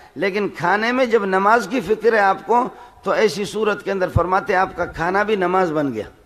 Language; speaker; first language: Urdu; non-native, local second language; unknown